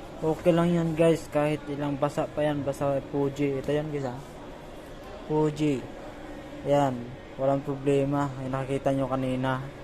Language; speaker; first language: Filipino; non-native, local second language; Cebuano